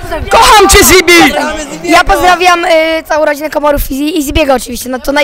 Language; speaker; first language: Polish; native; Polish